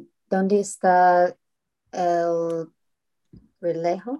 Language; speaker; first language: Spanish; non-native, learner; English